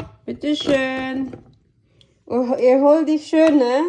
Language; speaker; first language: German; non-native, learner; Filipino